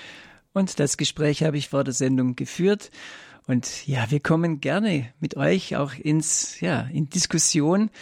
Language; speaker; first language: German; native; German